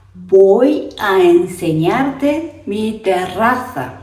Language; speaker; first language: Spanish; non-native, fluent; Japanese